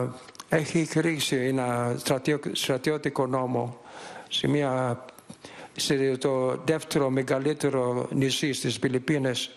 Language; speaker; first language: Greek; non-native, learner; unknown